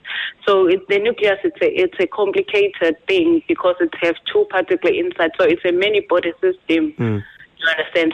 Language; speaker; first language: English; non-native, local second language; Zulu